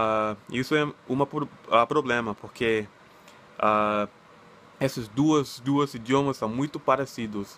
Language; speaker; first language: Portuguese; non-native, learner; English